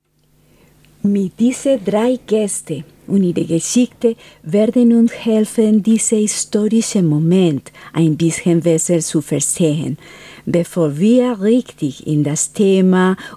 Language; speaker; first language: German; non-native, fluent; Spanish